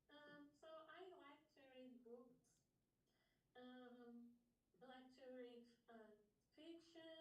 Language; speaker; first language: English; non-native, learner; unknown